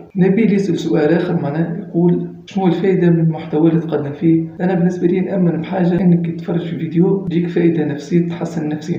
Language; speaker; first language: Arabic; native; Arabic